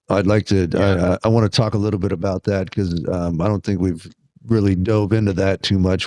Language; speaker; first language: English; native; English